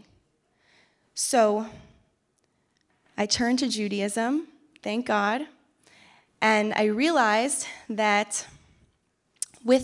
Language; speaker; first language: English; native; English